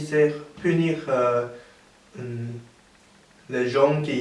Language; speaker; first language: French; non-native, learner; Chinese